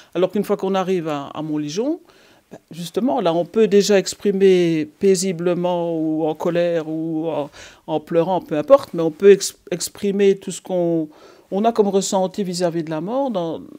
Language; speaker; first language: French; native; French